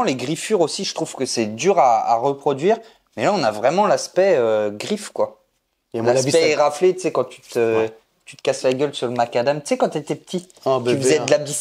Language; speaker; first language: French; native; French